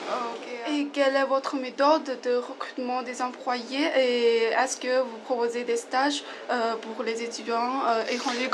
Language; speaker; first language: French; non-native, learner; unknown